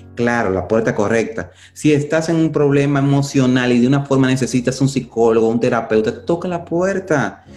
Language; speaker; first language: Spanish; native; Spanish